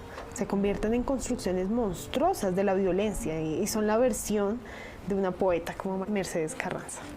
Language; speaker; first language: Spanish; native; Spanish